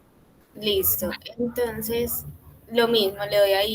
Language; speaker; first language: Spanish; native; Spanish